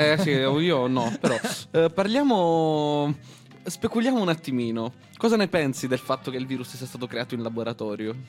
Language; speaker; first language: Italian; native; Italian